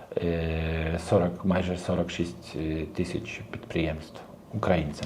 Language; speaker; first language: Ukrainian; non-native, learner; Polish